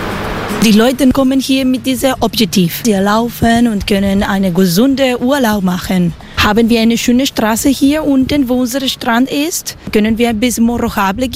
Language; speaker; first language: German; non-native, learner; Spanish